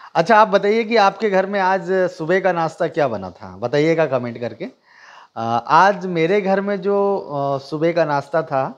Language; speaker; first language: Hindi; native; Hindi